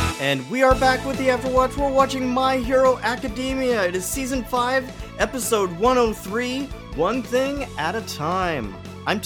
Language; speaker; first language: English; native; English